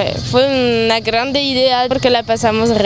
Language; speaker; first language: Spanish; non-native, fluent; French